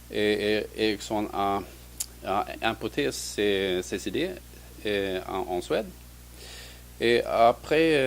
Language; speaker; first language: French; non-native, fluent; Swedish